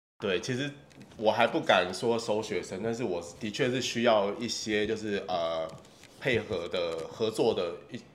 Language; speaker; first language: Chinese; native; Chinese